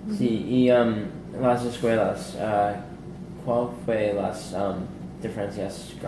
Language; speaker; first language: Spanish; non-native, learner; English